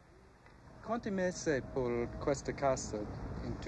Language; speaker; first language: Italian; non-native, learner; English